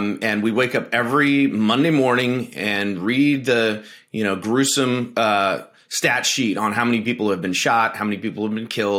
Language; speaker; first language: English; native; English